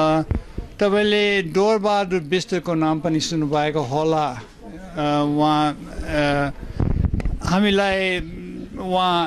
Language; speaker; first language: Nepali; non-native, fluent; German